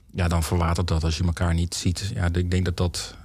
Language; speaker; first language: Dutch; native; Dutch